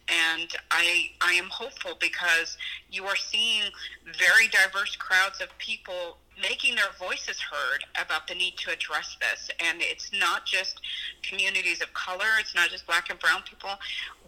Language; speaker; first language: English; native; English